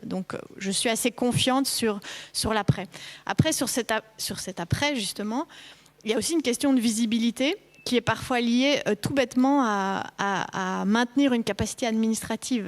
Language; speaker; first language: French; native; French